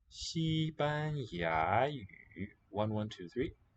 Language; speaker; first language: Chinese; non-native, learner; English